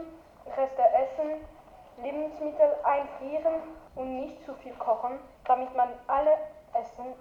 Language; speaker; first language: German; non-native, learner; French